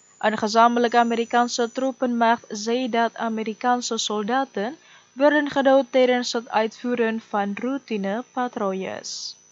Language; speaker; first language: Dutch; non-native, fluent; Indonesian